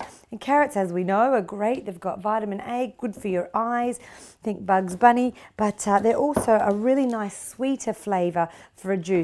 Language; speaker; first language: English; native; English